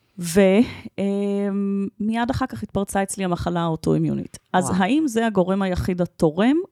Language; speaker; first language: Hebrew; native; Hebrew